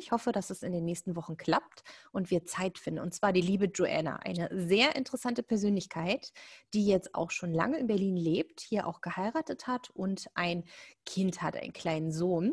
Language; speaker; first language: German; native; German